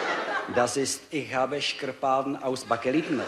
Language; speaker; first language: German; non-native, learner; Czech